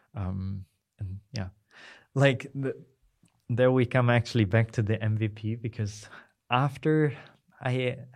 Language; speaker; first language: English; non-native, fluent; German